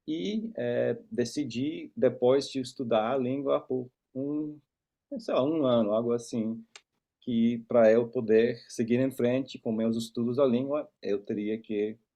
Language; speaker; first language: Portuguese; non-native, fluent; English